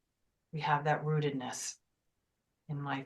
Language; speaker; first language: English; native; English